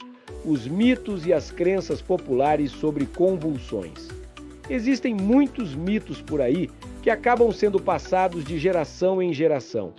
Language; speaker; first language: Portuguese; native; Portuguese